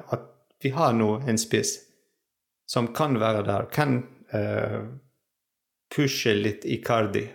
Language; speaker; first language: Norwegian; non-native, fluent; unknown